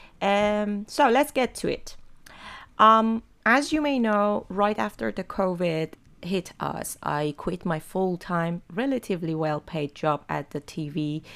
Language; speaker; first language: English; non-native, fluent; Persian